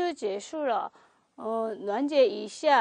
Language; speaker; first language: Chinese; non-native, fluent; Korean